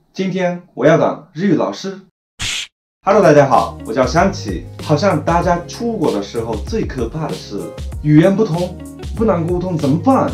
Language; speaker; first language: Chinese; non-native, fluent; Japanese